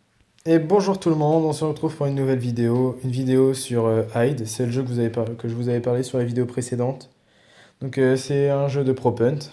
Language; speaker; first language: French; native; French